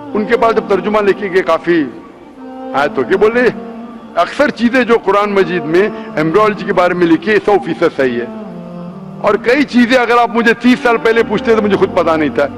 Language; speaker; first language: Hindi; non-native, local second language; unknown